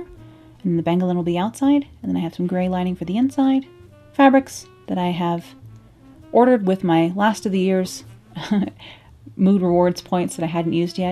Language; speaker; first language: English; native; English